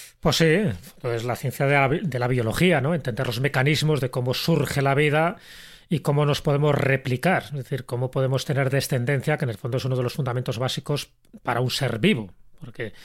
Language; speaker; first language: Spanish; native; Spanish